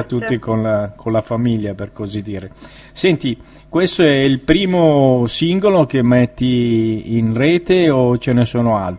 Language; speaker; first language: Italian; native; Italian